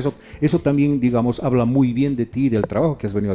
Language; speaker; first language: Spanish; native; Spanish